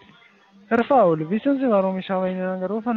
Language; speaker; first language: German; non-native, learner; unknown